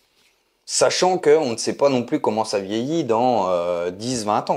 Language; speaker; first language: French; native; French